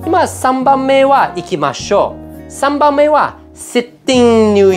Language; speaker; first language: Japanese; non-native, fluent; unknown